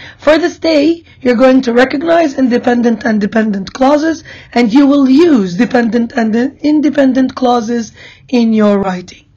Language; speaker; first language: English; non-native, fluent; Arabic